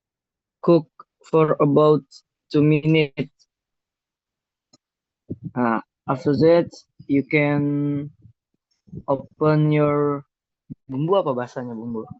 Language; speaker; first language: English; non-native, learner; Indonesian